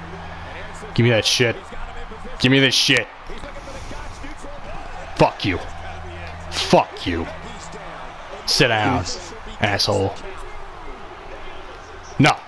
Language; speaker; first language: English; native; English